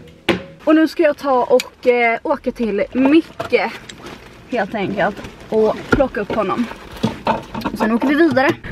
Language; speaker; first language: Swedish; native; Swedish